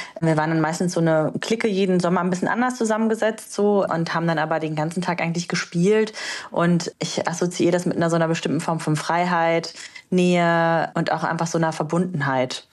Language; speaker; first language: German; early bilingual, other home language; Romanian